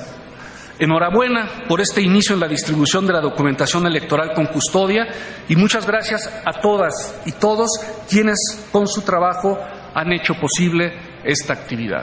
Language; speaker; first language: Spanish; native; Spanish